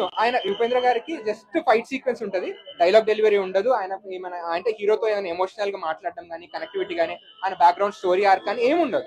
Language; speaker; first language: Telugu; native; Telugu